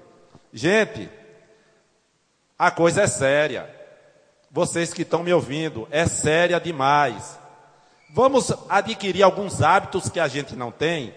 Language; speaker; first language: Portuguese; native; Portuguese